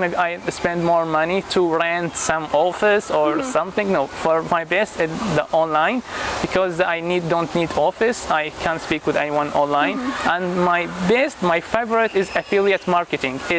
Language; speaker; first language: English; non-native, fluent; Arabic